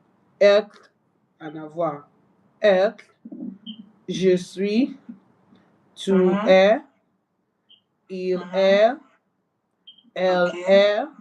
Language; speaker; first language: French; non-native, learner; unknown